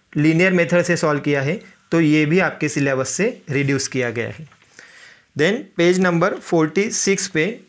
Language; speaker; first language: Hindi; non-native, local second language; Marathi